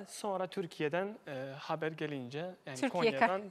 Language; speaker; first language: Turkish; non-native, fluent; Bosnian